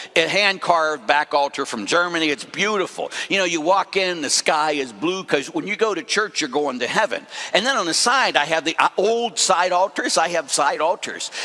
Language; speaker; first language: English; native; English